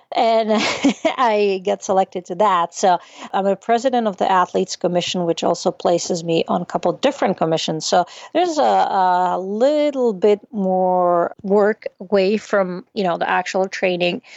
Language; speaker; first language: English; non-native, fluent; Czech